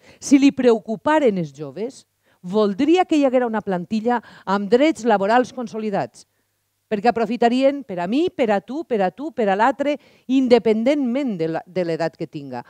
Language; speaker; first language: Catalan; native; Catalan